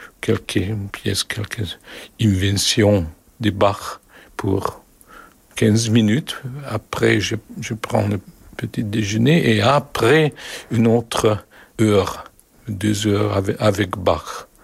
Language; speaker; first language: French; non-native, learner; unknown